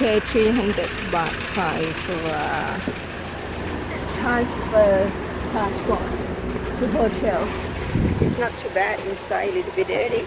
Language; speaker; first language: English; non-native, learner; Thai